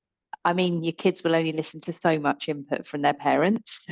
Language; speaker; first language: English; native; English